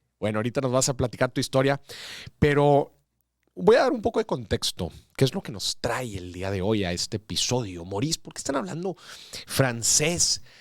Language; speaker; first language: Spanish; native; Spanish